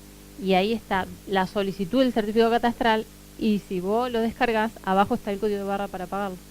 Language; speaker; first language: Spanish; native; Spanish